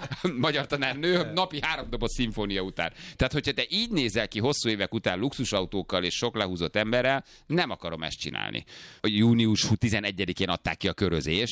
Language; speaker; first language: Hungarian; native; Hungarian